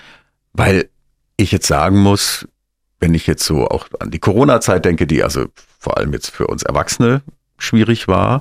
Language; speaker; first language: German; native; German